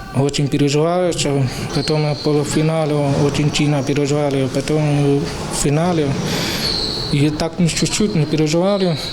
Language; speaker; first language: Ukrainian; non-native, local second language; Russian